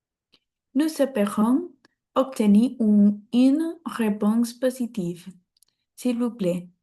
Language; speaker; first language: French; non-native, learner; Spanish